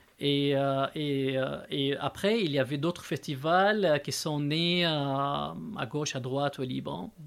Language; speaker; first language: French; non-native, local second language; Arabic